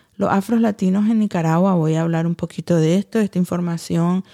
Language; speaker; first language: Spanish; early bilingual, heritage; Spanish